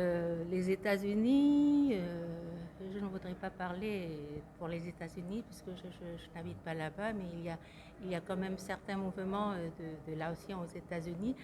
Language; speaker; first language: French; non-native, fluent; Lao